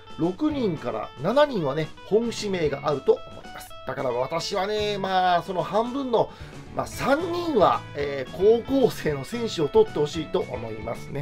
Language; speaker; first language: Japanese; native; Japanese